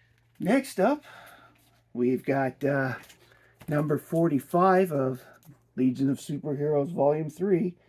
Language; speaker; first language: English; native; English